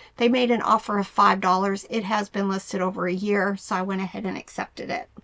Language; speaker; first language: English; native; English